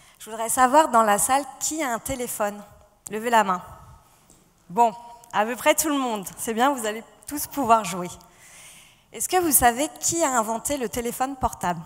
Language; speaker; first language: French; native; French